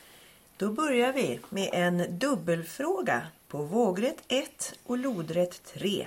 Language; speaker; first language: Swedish; native; Swedish